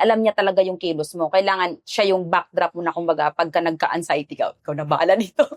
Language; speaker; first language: Filipino; non-native, local second language; Maranao